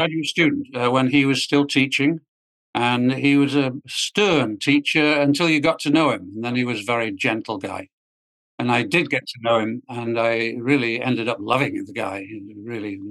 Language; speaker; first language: English; native; English